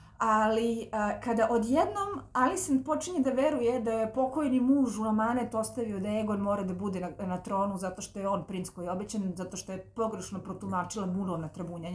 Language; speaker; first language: Serbian; native; Serbian